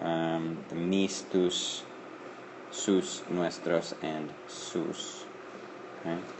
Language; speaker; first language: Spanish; non-native, fluent; English